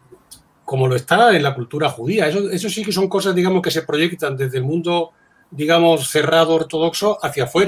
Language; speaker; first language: Spanish; native; Spanish